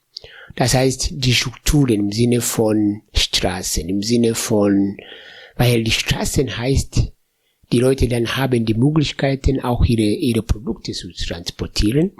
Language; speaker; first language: German; non-native, fluent; Swahili